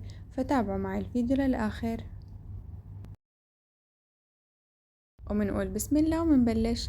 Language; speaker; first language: Arabic; native; Arabic